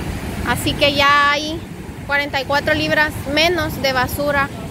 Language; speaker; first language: Spanish; native; Spanish